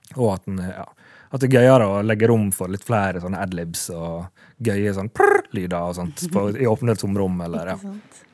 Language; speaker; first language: Norwegian; native; Norwegian